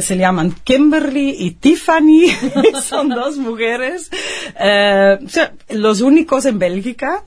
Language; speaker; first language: Spanish; non-native, fluent; Dutch